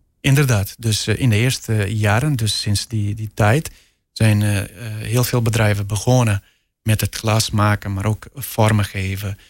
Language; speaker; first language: Dutch; non-native, fluent; Portuguese